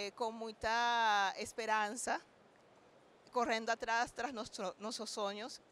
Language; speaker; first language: Portuguese; non-native, learner; Spanish